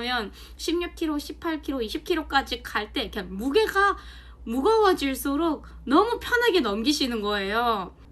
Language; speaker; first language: Korean; non-native, fluent; Mongolian